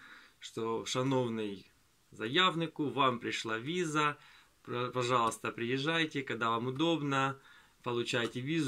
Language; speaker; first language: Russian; native; Russian